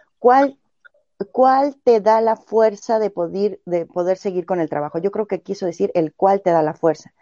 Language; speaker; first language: Spanish; native; Spanish